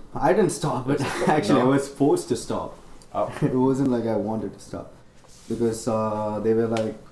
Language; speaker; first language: English; non-native, local second language; Tamil